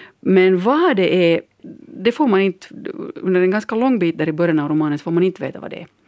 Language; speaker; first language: Swedish; native; Swedish